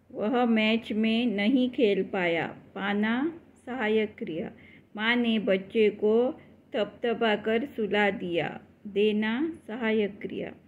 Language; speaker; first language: Hindi; non-native, local second language; Marathi